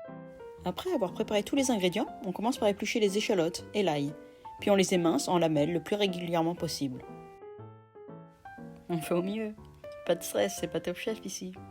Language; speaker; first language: French; native; French